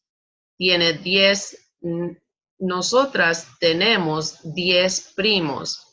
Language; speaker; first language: Spanish; non-native, fluent; English